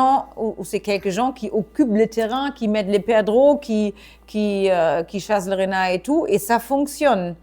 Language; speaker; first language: French; non-native, fluent; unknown